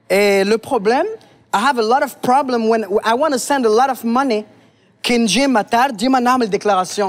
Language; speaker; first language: Arabic; early bilingual, other home language; French